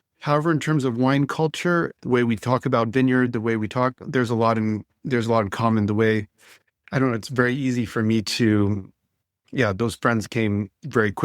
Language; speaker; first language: English; non-native, fluent; French